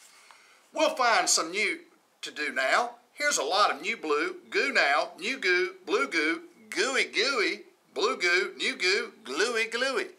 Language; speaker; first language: English; native; English